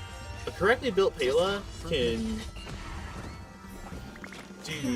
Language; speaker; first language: English; native; English